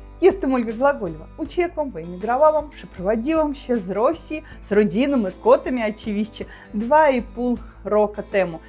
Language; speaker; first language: Polish; non-native, learner; Russian